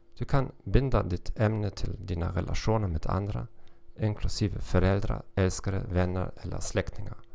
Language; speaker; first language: Swedish; non-native, learner; German